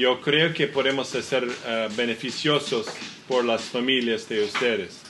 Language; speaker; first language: Spanish; non-native, learner; English